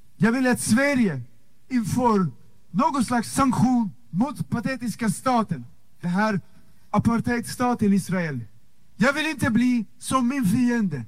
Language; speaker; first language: Swedish; non-native, fluent; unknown